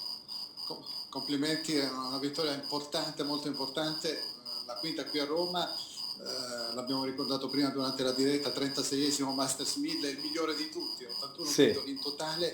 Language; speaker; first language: Italian; native; Italian